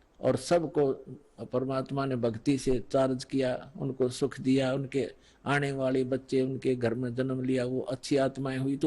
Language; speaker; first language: Hindi; native; Hindi